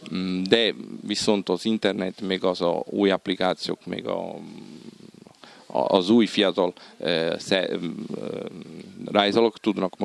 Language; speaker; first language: Hungarian; non-native, fluent; Italian